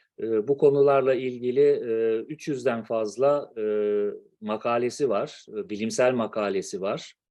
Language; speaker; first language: Turkish; native; Turkish